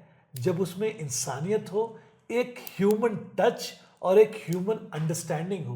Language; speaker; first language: Hindi; native; Hindi